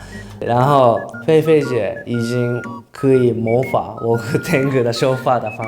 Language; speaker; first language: Chinese; non-native, learner; Japanese